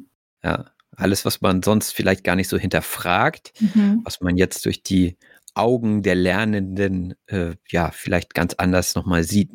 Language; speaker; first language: German; native; German